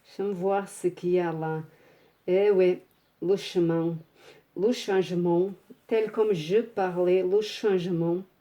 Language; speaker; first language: French; non-native, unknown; Portuguese